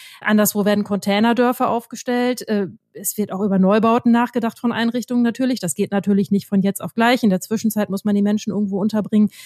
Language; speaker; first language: German; native; German